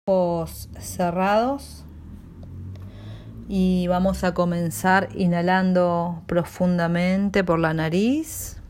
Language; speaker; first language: Spanish; native; Spanish